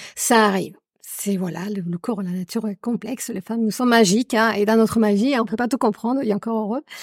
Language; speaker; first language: French; non-native, fluent; Spanish